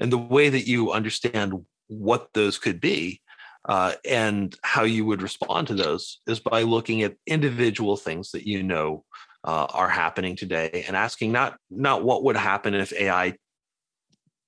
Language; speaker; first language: English; native; English